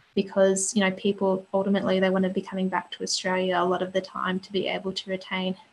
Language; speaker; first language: English; native; English